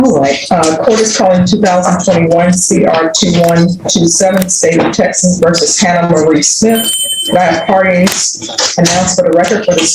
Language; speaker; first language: English; native; English